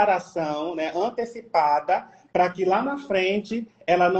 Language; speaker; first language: Portuguese; native; Portuguese